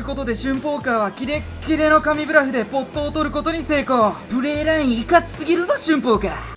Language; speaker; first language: Japanese; native; Japanese